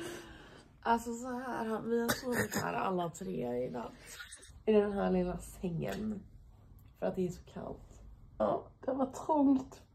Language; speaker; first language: Swedish; native; Swedish